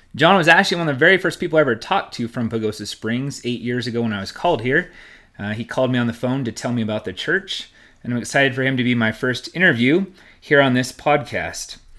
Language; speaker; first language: English; native; English